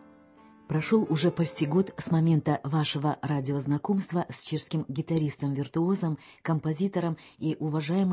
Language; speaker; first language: Russian; native; Russian